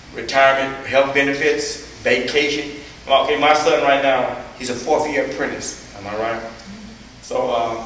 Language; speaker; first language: English; native; English